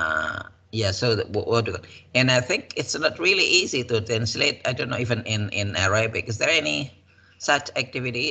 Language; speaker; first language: English; non-native, fluent; Indonesian